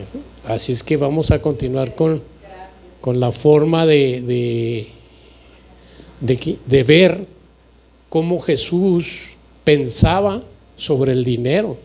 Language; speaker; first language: Spanish; native; Spanish